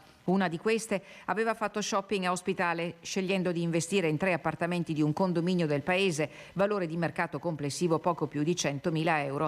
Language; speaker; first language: Italian; native; Italian